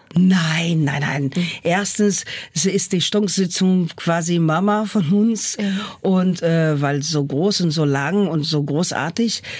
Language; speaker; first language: German; non-native, fluent; Portuguese